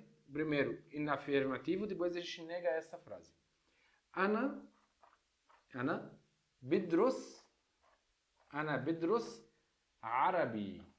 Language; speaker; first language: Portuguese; non-native, fluent; Arabic